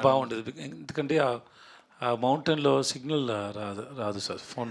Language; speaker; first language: Telugu; non-native, learner; Tamil